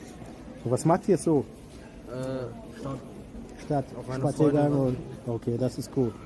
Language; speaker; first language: German; non-native, learner; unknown